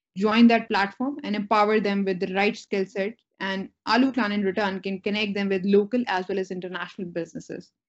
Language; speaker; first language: English; non-native, local second language; Urdu